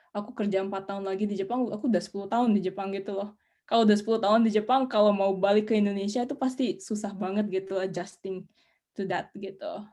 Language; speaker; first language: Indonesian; native; Indonesian